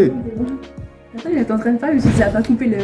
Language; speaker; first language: French; native; French